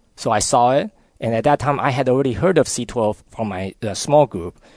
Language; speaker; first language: English; early bilingual, other home language; Chinese